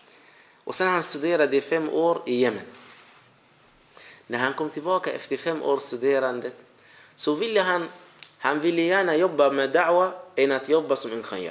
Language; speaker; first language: Swedish; non-native, fluent; Arabic